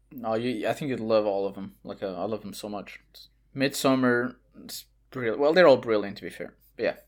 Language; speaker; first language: English; non-native, fluent; Portuguese